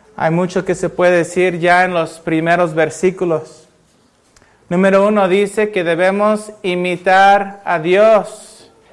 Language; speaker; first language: Spanish; early bilingual, heritage; Spanish